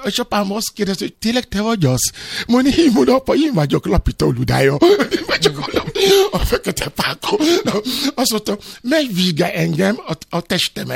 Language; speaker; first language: Hungarian; non-native, learner; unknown